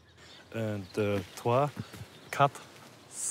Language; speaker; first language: French; non-native, learner; English